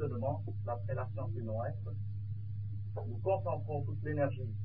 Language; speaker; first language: French; non-native, fluent; Vietnamese